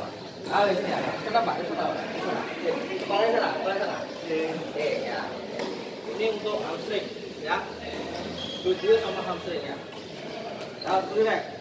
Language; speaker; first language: Indonesian; native; Indonesian